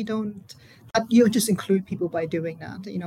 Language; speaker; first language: English; non-native, fluent; German